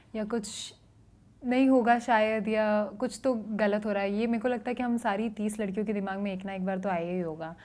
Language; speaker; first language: Hindi; native; Hindi